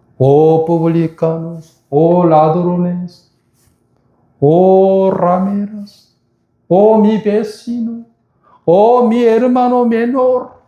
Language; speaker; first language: Spanish; non-native, fluent; Korean